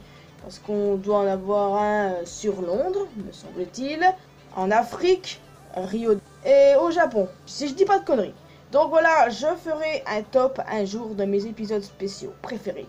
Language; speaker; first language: French; native; French